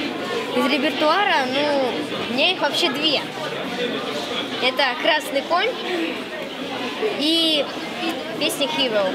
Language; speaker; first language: Russian; native; Russian